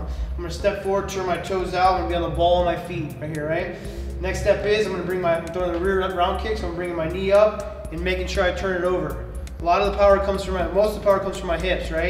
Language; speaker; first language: English; native; English